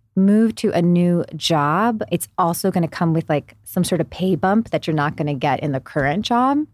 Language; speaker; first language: English; native; English